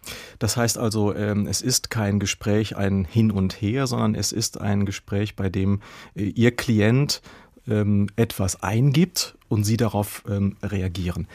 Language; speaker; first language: German; native; German